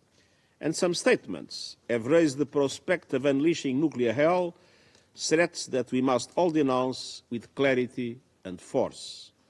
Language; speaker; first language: English; non-native, fluent; Portuguese